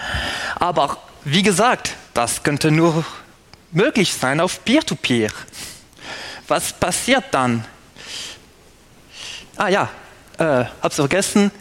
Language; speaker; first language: German; non-native, fluent; French